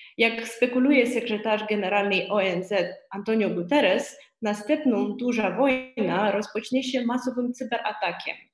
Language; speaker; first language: Polish; non-native, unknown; Romanian